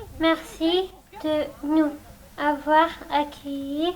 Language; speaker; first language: French; non-native, learner; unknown